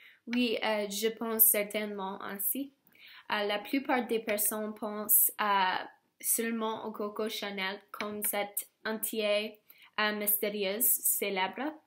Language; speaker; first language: French; non-native, learner; English